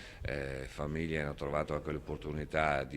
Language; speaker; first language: Italian; native; Italian